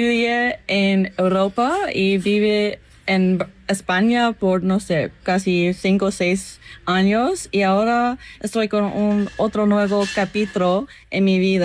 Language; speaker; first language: Spanish; non-native, learner; English